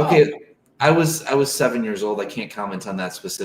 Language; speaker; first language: English; native; English